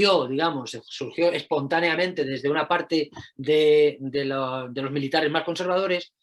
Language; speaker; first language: Spanish; native; Spanish